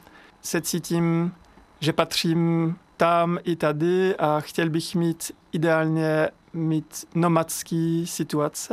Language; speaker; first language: Czech; non-native, fluent; French